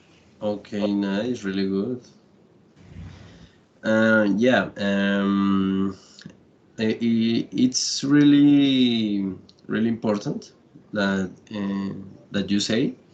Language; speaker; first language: English; non-native, learner; Spanish